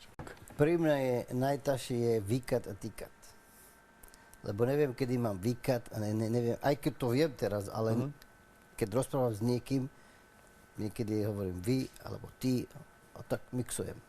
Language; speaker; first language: Slovak; non-native, learner; Arabic